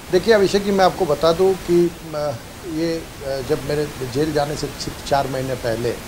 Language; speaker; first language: Hindi; native; Hindi